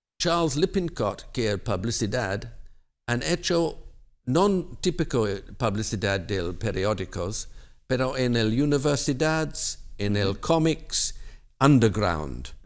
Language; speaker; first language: Spanish; non-native, learner; English